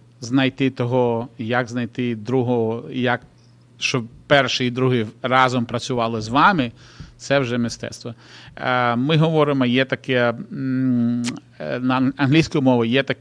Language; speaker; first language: Ukrainian; non-native, local second language; Russian